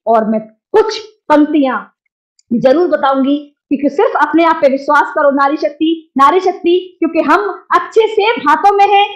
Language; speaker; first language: Hindi; native; Hindi